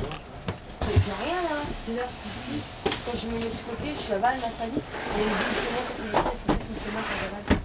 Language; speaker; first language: French; native; French